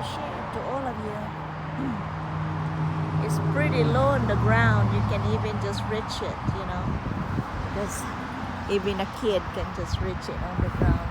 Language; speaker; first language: English; non-native, fluent; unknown